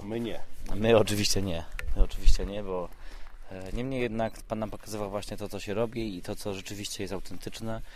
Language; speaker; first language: Polish; native; Polish